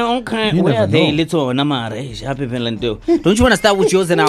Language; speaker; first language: English; non-native, local second language; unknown